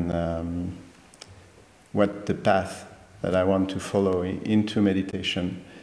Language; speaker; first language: English; non-native, fluent; French